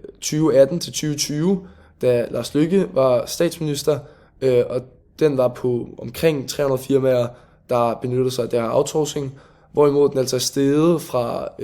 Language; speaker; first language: Danish; native; Danish